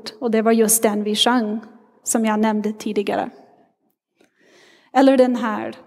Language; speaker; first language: Swedish; non-native, fluent; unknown